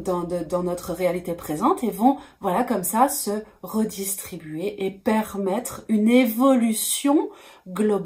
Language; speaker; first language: French; native; French